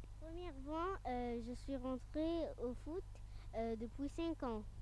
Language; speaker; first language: French; non-native, fluent; Arabic